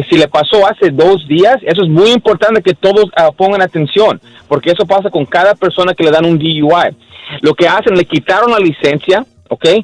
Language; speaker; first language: Spanish; early bilingual, heritage; Spanish